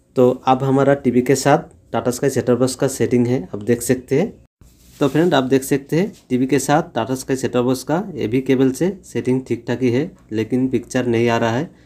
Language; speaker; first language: Hindi; native; Hindi